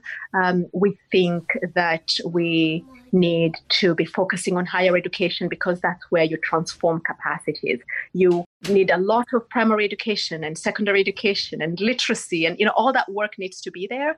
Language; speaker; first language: English; non-native, local second language; Gusii